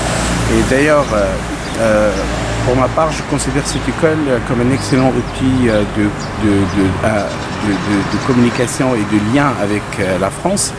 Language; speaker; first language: French; non-native, fluent; Kurdish